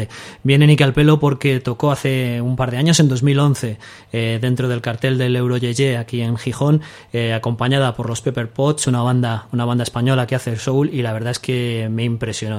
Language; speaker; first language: Spanish; native; Spanish